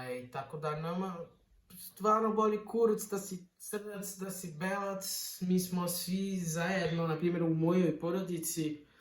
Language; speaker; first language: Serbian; non-native, learner; Portuguese